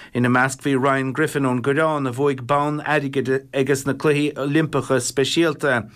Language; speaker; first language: Irish; native; Irish